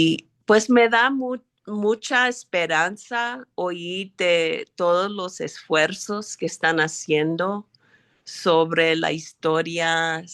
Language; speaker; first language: Spanish; early bilingual, heritage; English